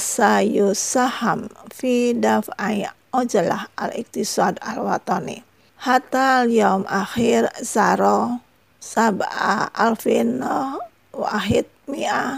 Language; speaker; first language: Arabic; non-native, fluent; Indonesian